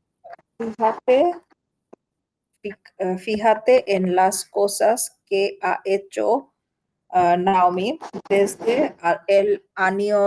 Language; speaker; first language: Spanish; non-native, learner; Bangla